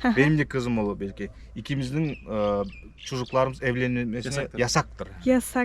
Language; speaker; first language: Turkish; non-native, learner; Kazakh